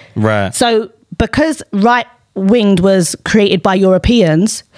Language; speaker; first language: English; native; English